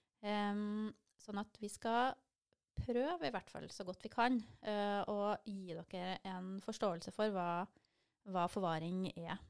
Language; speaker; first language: Norwegian; native; Norwegian